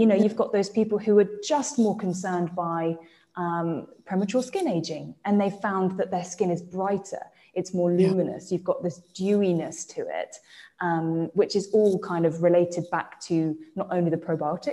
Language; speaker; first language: English; native; English